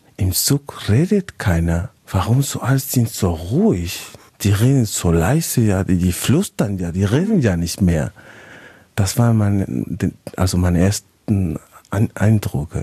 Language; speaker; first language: German; non-native, fluent; Spanish